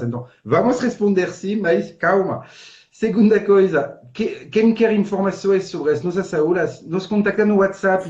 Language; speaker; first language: Portuguese; non-native, fluent; French